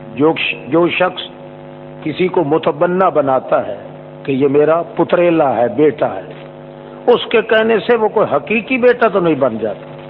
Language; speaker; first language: Urdu; non-native, local second language; Saraiki